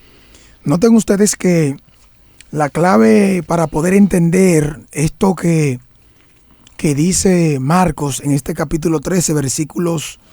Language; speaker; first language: Spanish; native; Spanish